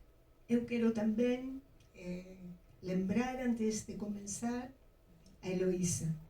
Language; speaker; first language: Portuguese; non-native, fluent; Spanish